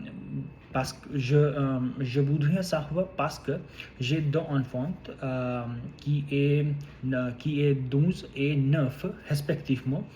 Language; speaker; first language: French; non-native, learner; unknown